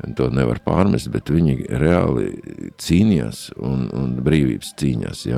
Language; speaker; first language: Latvian; native; Latvian